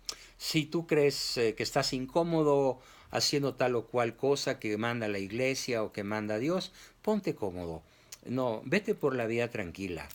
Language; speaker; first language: Spanish; native; Spanish